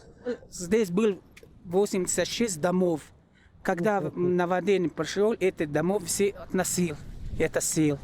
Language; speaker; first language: Russian; non-native, local second language; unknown